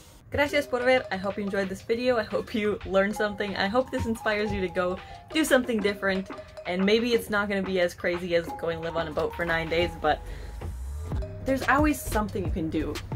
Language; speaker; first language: English; native; English